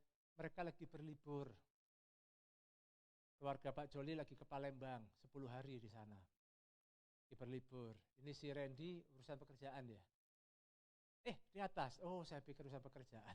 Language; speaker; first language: Indonesian; native; Indonesian